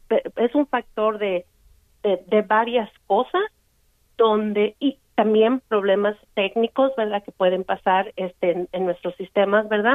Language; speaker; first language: Spanish; native; Spanish